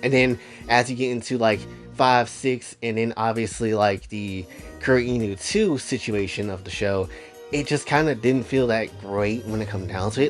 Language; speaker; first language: English; native; English